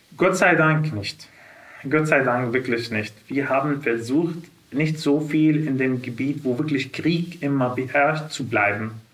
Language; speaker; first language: German; non-native, fluent; Arabic